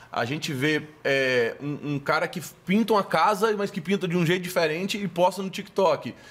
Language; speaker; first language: Portuguese; native; Portuguese